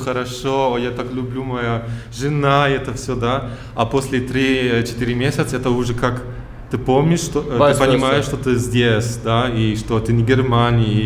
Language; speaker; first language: Russian; early bilingual, heritage; German